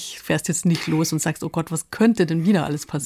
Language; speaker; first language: German; native; German